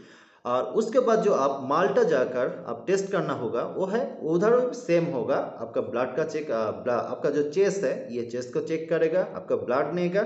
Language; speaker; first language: Hindi; non-native, learner; Bangla